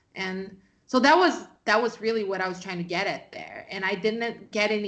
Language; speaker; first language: English; non-native, fluent; Portuguese